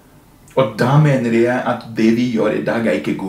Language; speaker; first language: Norwegian; non-native, fluent; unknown